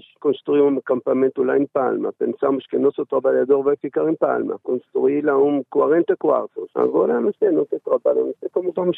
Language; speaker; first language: Portuguese; non-native, learner; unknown